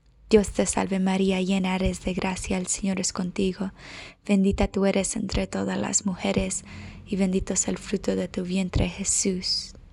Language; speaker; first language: Spanish; early bilingual, heritage; Spanish